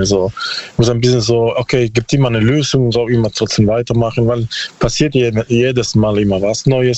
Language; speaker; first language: German; non-native, learner; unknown